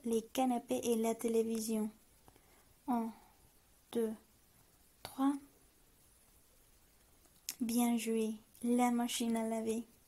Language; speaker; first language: French; non-native, learner; Spanish